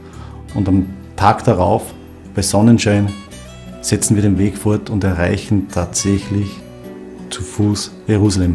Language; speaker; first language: German; native; German